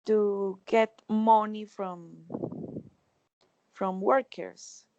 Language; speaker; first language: English; non-native, learner; Spanish